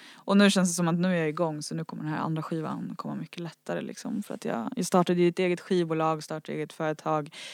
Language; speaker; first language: Swedish; native; Swedish